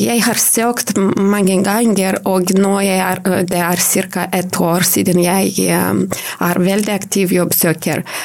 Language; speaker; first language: Norwegian; non-native, learner; Romanian